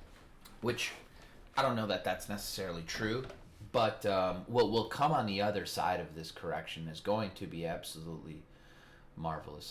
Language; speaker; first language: English; native; English